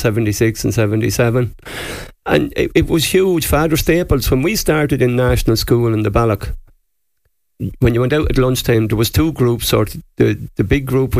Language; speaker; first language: English; native; English